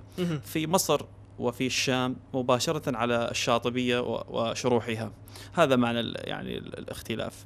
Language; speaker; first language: Arabic; native; Arabic